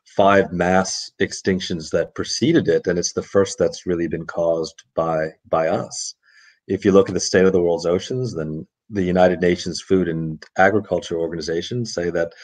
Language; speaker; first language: English; native; English